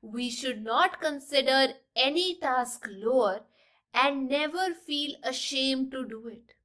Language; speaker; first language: English; non-native, local second language; Punjabi